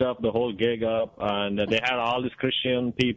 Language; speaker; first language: English; non-native, local second language; Kannada